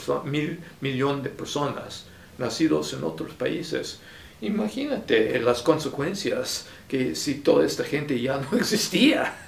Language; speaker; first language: Spanish; non-native, fluent; English